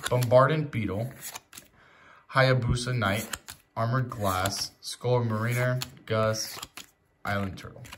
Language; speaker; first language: English; native; English